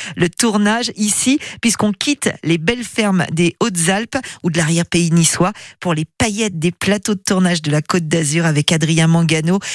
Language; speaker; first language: French; native; French